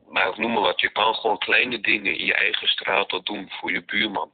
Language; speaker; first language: Dutch; native; Dutch